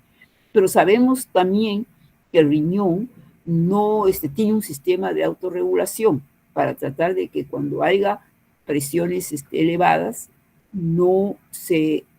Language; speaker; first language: Spanish; native; Spanish